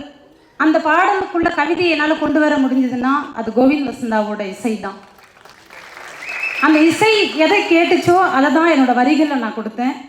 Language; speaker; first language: Tamil; native; Tamil